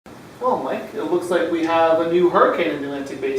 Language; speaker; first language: English; native; English